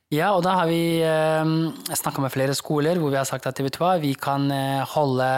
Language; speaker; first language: Norwegian; early bilingual, other home language; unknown